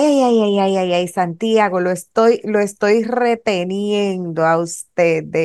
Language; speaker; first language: Spanish; native; Spanish